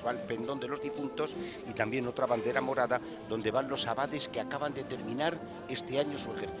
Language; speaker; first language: Spanish; native; Spanish